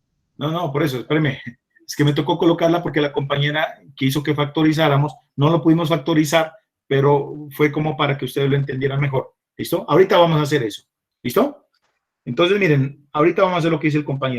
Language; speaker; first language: Spanish; native; Spanish